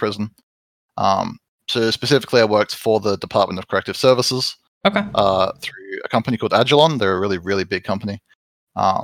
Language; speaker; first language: English; native; English